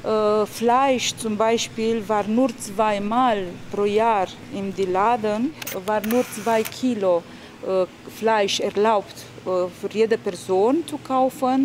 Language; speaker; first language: German; non-native, learner; Romanian